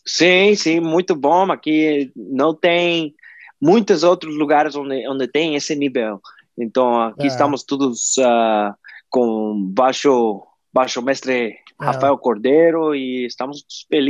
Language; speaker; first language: Portuguese; non-native, fluent; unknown